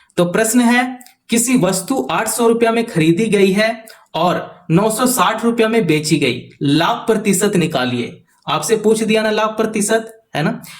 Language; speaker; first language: Hindi; native; Hindi